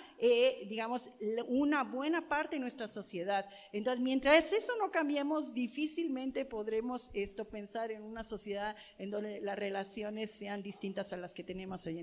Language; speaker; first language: Spanish; native; Spanish